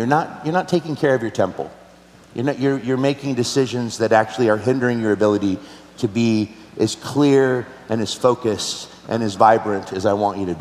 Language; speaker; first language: English; native; English